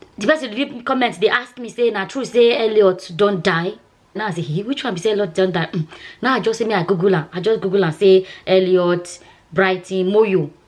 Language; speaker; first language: Nigerian Pidgin; non-native, local second language; Igbo